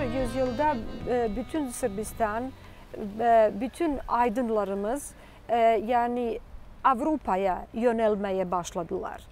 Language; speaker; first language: Turkish; non-native, fluent; Serbian